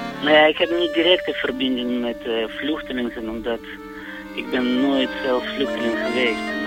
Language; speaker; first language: Dutch; non-native, fluent; Russian